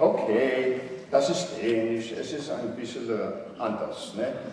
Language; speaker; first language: German; non-native, fluent; Danish